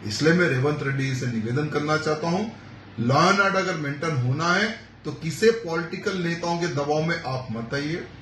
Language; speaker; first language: Hindi; non-native, local second language; Telugu